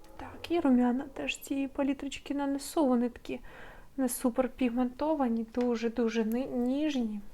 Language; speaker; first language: Ukrainian; non-native, local second language; Russian